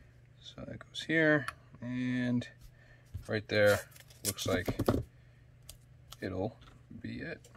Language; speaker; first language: English; native; English